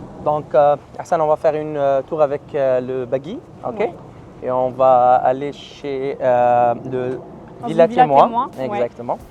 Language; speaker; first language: French; non-native, learner; Arabic